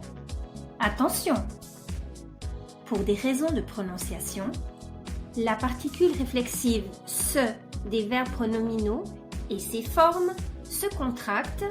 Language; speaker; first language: French; non-native, fluent; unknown